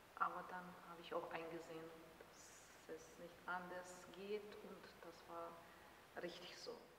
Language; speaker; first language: German; non-native, fluent; Bosnian